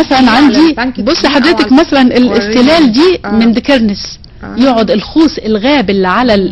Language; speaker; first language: Arabic; native; Arabic